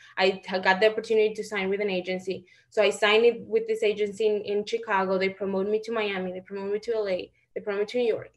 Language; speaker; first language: English; non-native, fluent; Spanish